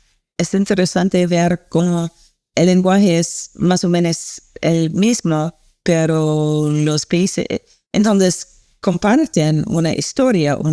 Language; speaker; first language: Spanish; non-native, learner; English